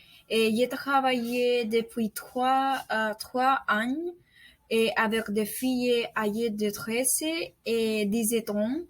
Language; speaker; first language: French; non-native, learner; Spanish